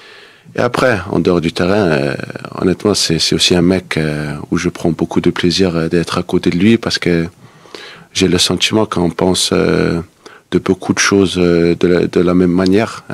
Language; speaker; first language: French; non-native, fluent; Danish